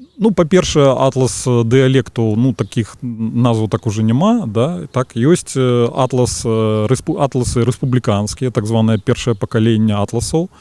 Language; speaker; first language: Belarusian; native; Belarusian